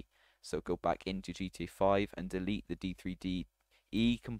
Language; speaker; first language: English; native; English